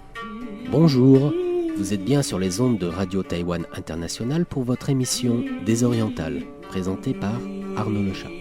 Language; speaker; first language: French; native; French